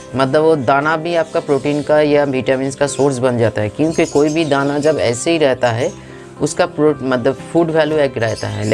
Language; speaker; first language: Hindi; non-native, local second language; Bangla